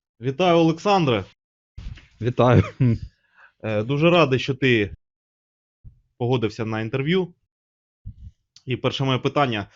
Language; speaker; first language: Ukrainian; native; Ukrainian